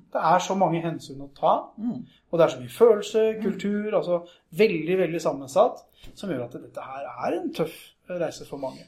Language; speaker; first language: Norwegian; native; Norwegian